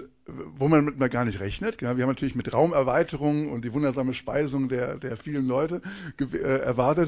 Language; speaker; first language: German; native; German